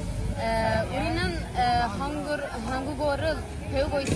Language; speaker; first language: Korean; non-native, learner; Kurdish